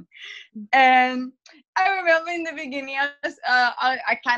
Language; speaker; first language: English; non-native, fluent; Portuguese